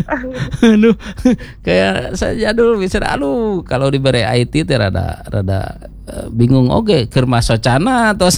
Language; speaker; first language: Indonesian; non-native, local second language; Sundanese